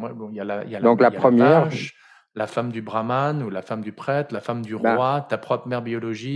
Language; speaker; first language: French; native; French